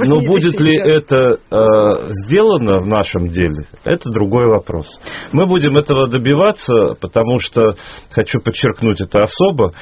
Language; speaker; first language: Russian; native; Russian